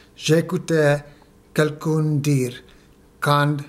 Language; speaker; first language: French; non-native, learner; Spanish